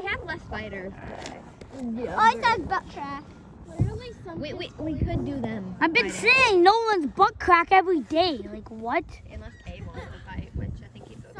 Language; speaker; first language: English; native; English